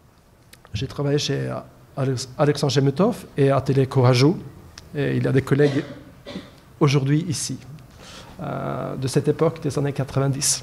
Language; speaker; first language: French; non-native, fluent; Norwegian